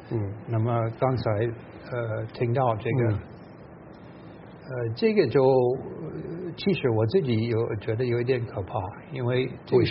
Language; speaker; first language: Chinese; non-native, fluent; English